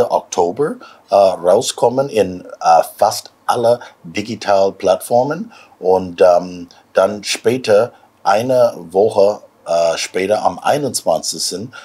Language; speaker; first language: German; non-native, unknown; English